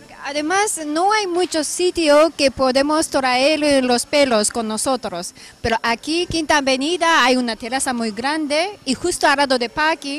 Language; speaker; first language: Spanish; non-native, fluent; Japanese